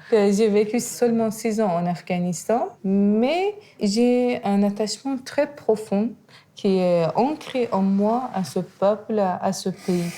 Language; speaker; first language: French; non-native, fluent; Persian